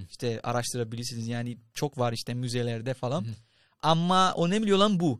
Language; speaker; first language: Turkish; non-native, fluent; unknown